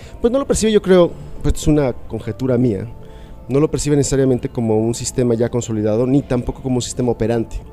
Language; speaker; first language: Spanish; native; Spanish